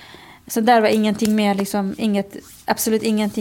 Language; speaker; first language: Swedish; non-native, fluent; Kurdish